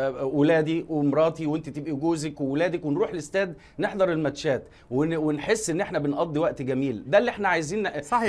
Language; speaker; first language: Arabic; native; Arabic